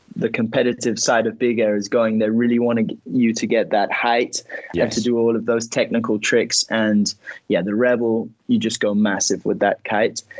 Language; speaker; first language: English; early bilingual, heritage; Spanish